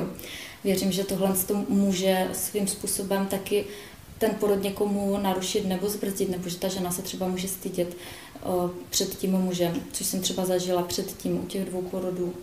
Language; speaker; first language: Czech; native; Czech